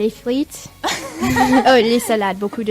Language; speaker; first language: French; non-native, learner; English